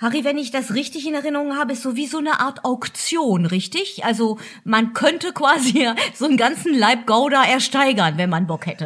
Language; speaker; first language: German; native; German